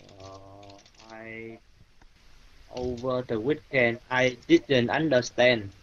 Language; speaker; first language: English; non-native, learner; Vietnamese